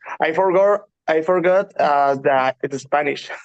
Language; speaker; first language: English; non-native, learner; Spanish